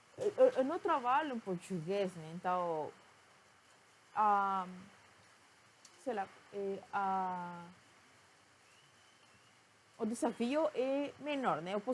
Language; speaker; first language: Portuguese; non-native, fluent; Spanish